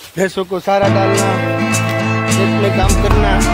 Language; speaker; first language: Hindi; non-native, local second language; Gujarati